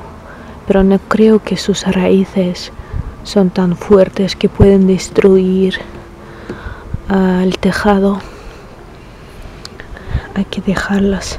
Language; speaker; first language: Spanish; non-native, fluent; Russian